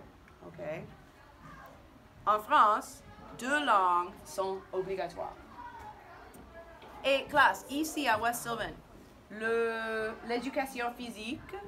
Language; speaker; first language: French; non-native, fluent; English